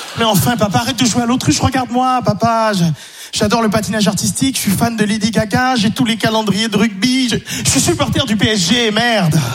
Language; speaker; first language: French; non-native, local second language; Haitian Creole